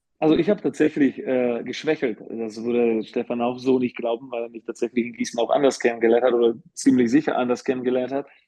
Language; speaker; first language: German; non-native, fluent; Slovak